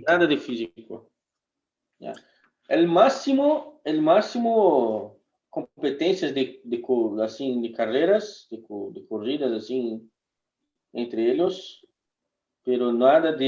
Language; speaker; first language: Spanish; non-native, fluent; Portuguese